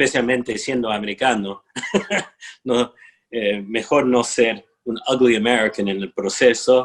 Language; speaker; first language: Spanish; non-native, fluent; English